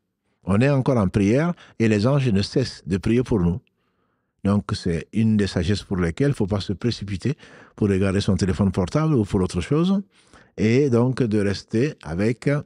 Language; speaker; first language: French; native; French